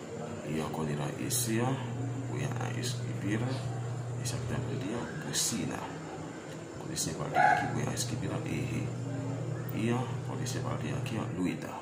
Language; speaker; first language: Spanish; non-native, learner; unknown